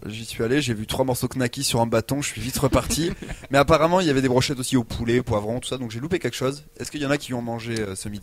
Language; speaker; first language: French; native; French